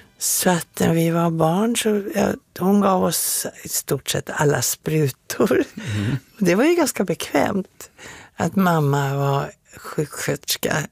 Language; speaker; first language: Swedish; native; Swedish